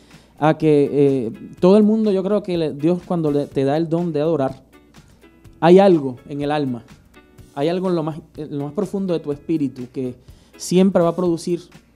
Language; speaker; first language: Spanish; native; Spanish